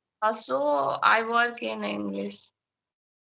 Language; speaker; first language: English; non-native, learner; Hindi